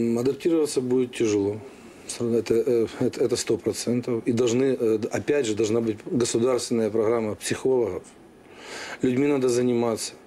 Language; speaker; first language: Russian; native; Russian